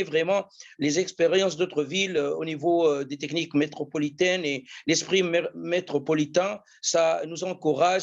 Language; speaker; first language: French; non-native, local second language; Arabic